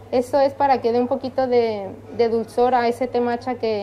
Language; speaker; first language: Spanish; native; Spanish